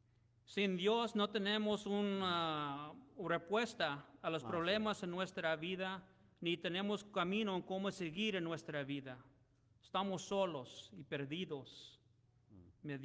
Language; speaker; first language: Spanish; non-native, learner; English